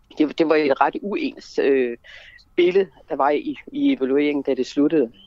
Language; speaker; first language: Danish; native; Danish